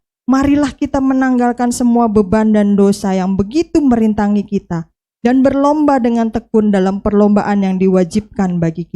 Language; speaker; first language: Indonesian; native; Indonesian